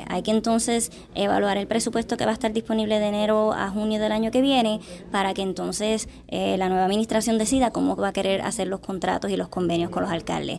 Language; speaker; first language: Spanish; native; Spanish